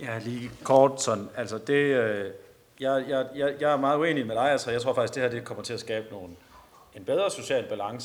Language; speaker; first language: Danish; native; Danish